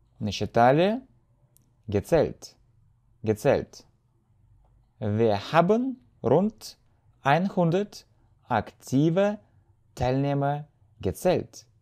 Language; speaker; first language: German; non-native, fluent; Russian